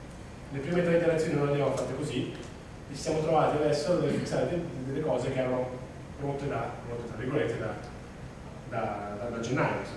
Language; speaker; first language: Italian; native; Italian